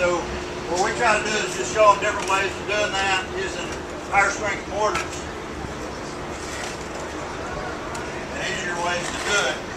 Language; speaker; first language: English; native; English